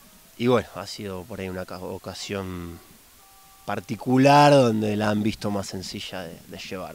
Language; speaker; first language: Spanish; native; Spanish